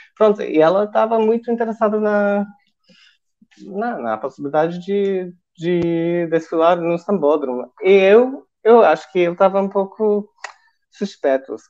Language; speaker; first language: Portuguese; non-native, fluent; English